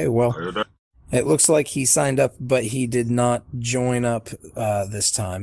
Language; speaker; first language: English; native; English